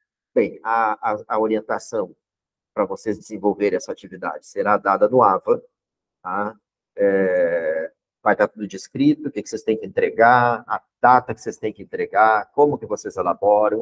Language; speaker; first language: Portuguese; native; Portuguese